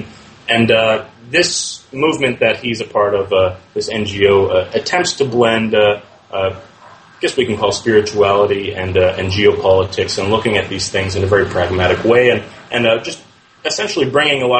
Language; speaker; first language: English; native; English